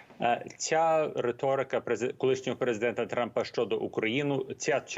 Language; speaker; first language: Ukrainian; early bilingual, heritage; Ukrainian